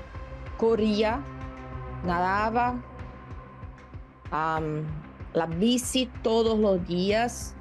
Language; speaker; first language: Spanish; non-native, learner; Portuguese